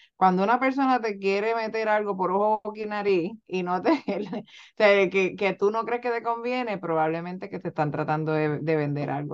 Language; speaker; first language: Spanish; native; Spanish